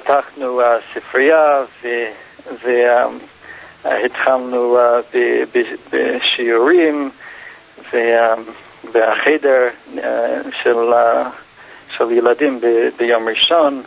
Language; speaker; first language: Hebrew; non-native, fluent; English